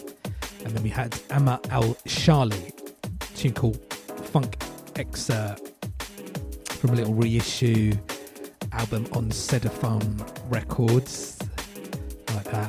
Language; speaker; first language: English; native; English